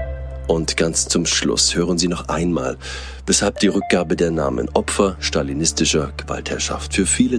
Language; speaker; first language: German; native; German